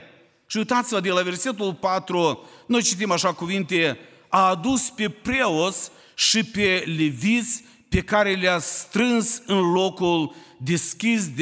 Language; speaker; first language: Romanian; non-native, local second language; Ukrainian